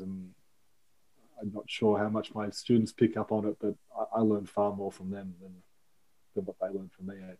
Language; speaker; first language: English; native; English